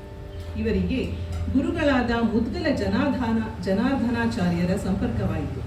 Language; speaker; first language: Kannada; native; Kannada